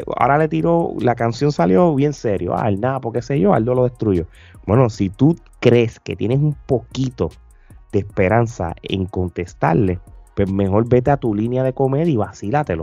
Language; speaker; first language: Spanish; native; Spanish